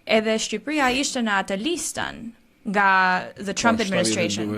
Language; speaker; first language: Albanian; early bilingual, heritage; Albanian